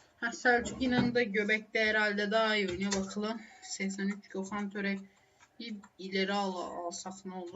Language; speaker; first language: Turkish; native; Turkish